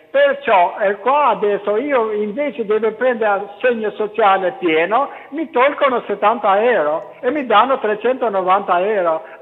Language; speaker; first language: Italian; non-native, learner; Albanian